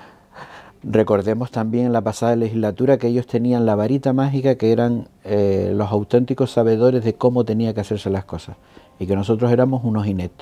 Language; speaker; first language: Spanish; native; Spanish